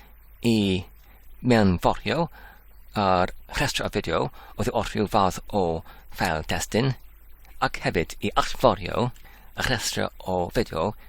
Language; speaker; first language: Welsh; non-native, learner; English